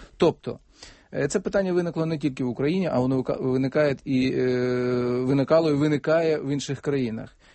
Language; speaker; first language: Ukrainian; non-native, fluent; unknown